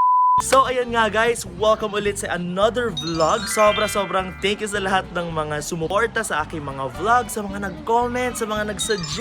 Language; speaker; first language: Filipino; non-native, local second language; Bikol